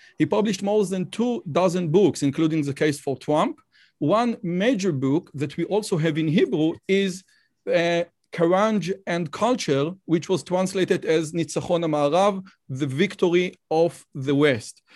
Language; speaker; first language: English; non-native, fluent; Hebrew